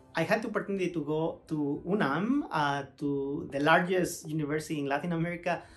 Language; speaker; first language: English; non-native, fluent; Spanish